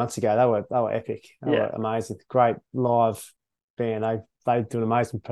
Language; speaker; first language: English; native; English